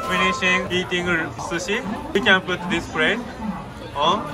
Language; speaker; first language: English; non-native, learner; Japanese